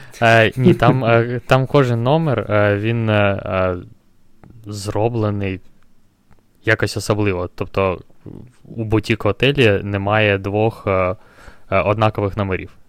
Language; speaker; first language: Ukrainian; non-native, local second language; Russian